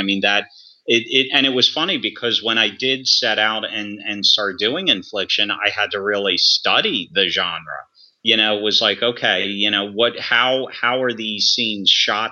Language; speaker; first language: English; native; English